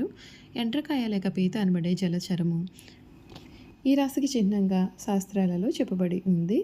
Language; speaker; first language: Telugu; native; Telugu